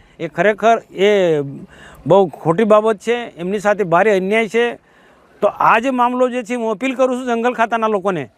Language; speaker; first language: Gujarati; non-native, local second language; Vasavi